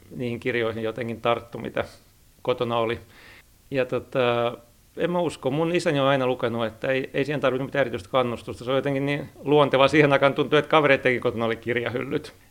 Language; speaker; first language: Finnish; native; Finnish